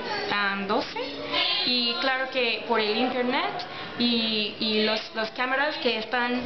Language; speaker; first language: Spanish; non-native, learner; English